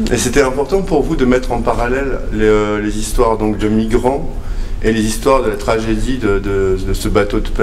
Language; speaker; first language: French; native; French